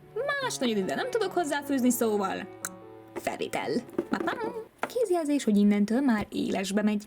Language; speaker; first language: Hungarian; native; Hungarian